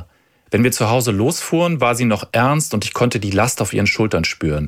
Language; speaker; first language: German; native; German